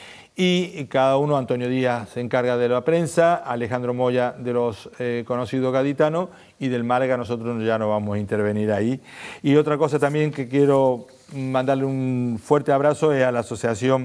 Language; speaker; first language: Spanish; native; Spanish